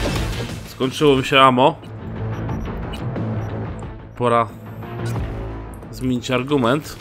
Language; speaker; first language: Polish; native; Polish